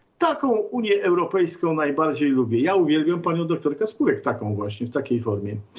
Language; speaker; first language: Polish; native; Polish